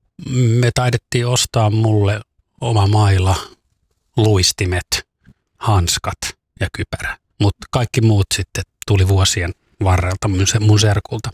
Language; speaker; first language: Finnish; native; Finnish